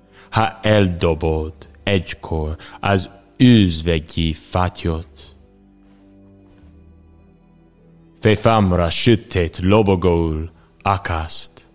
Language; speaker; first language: Hungarian; non-native, learner; English